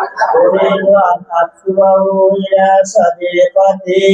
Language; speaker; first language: Arabic; non-native, fluent; Bangla